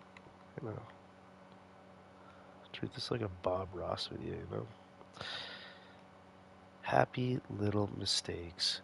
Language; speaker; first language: English; native; English